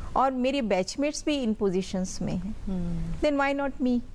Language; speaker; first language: Hindi; native; Hindi